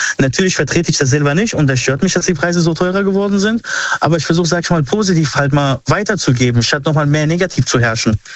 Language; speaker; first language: German; early bilingual, other home language; Arabic